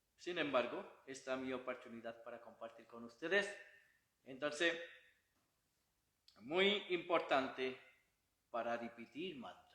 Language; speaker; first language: Spanish; non-native, learner; Bangla